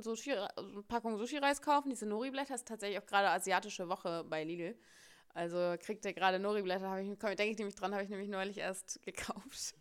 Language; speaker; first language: German; native; German